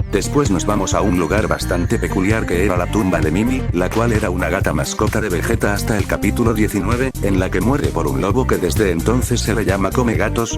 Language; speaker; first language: Spanish; native; Spanish